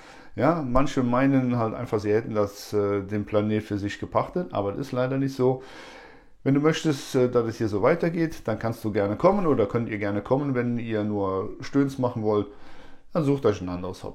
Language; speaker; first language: German; native; German